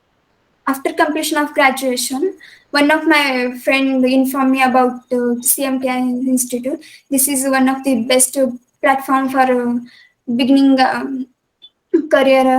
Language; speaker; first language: English; non-native, local second language; Kannada